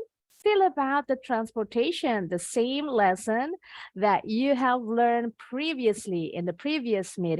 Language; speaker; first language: English; non-native, fluent; Indonesian